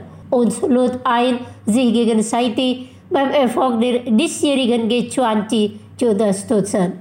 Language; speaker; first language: German; non-native, learner; Indonesian